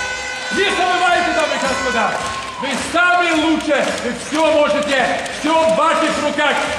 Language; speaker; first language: Russian; non-native, learner; Swedish